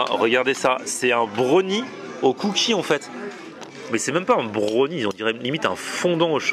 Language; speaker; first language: French; native; French